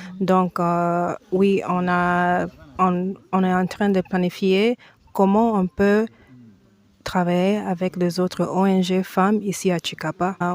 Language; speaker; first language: French; early bilingual, heritage; French